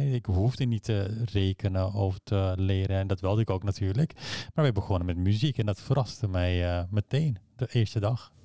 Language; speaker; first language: Dutch; early bilingual, other home language; Persian